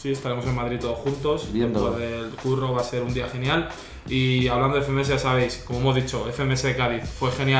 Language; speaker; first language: Spanish; native; Spanish